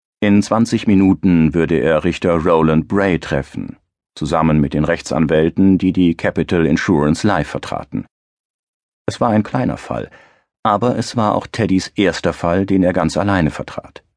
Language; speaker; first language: German; native; German